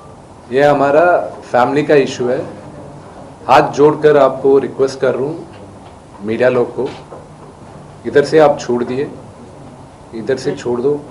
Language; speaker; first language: Hindi; non-native, local second language; Telugu